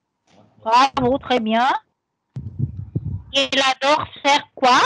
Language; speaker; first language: French; non-native, fluent; Arabic